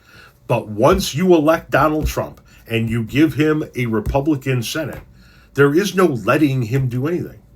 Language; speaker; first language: English; native; English